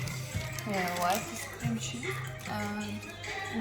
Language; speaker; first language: English; non-native, learner; Russian